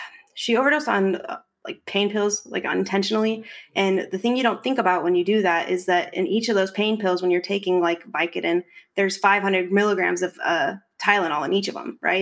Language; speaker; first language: English; native; English